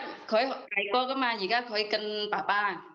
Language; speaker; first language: Cantonese; non-native, learner; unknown